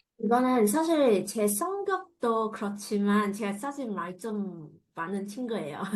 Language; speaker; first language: Korean; non-native, fluent; Chinese